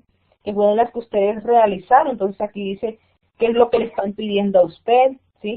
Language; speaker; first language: Spanish; native; Spanish